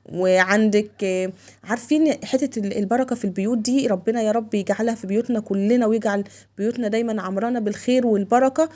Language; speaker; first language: Arabic; native; Arabic